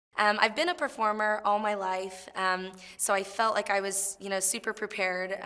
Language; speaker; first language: English; native; English